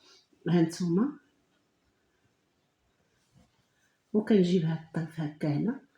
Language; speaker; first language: Arabic; native; Arabic